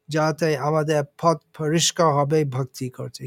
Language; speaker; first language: Bangla; non-native, fluent; English